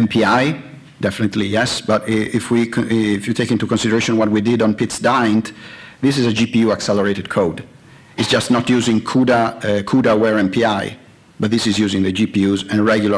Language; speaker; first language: English; non-native, fluent; Italian